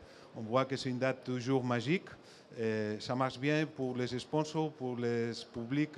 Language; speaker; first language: French; non-native, fluent; Spanish